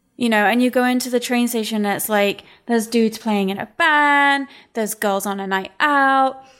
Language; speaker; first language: English; native; English